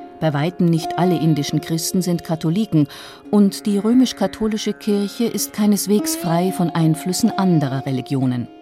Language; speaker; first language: German; native; German